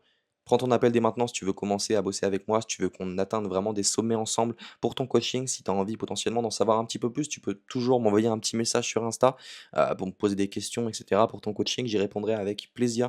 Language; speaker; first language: French; native; French